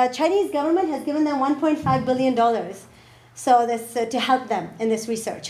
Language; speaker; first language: English; non-native, local second language; Urdu